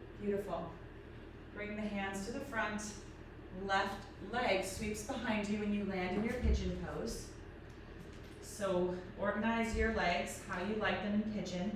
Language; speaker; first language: English; native; English